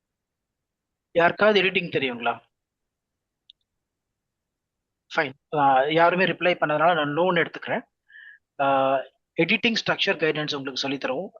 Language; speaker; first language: Tamil; native; Tamil